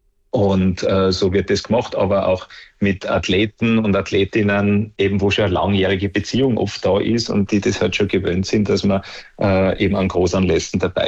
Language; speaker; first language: German; native; German